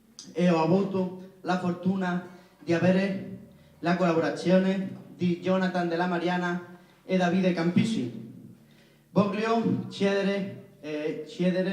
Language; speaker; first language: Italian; non-native, learner; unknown